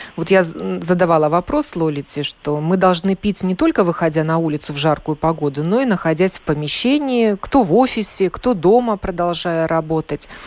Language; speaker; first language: Russian; native; Russian